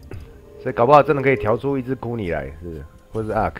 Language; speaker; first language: Chinese; native; Chinese